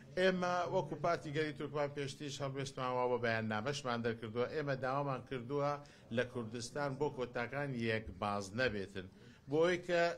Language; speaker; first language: Central Kurdish; non-native, local second language; Azerbaijani